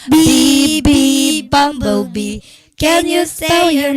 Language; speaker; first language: English; non-native, learner; Indonesian